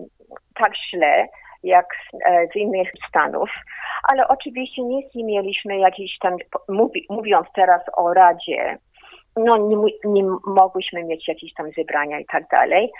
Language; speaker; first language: Polish; early bilingual, heritage; Polish